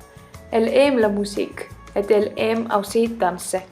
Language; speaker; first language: French; non-native, learner; Icelandic